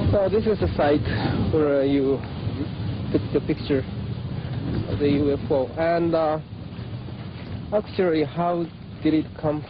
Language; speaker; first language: English; non-native, fluent; Japanese